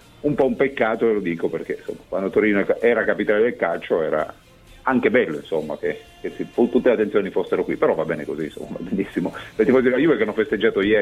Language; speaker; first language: Italian; native; Italian